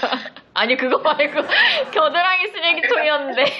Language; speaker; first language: Korean; native; Korean